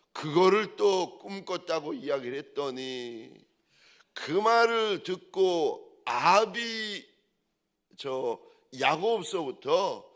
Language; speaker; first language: Korean; native; Korean